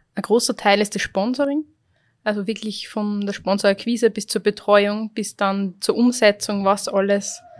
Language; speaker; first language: German; native; German